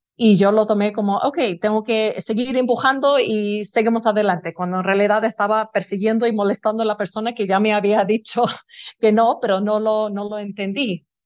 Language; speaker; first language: Spanish; early bilingual, heritage; Spanish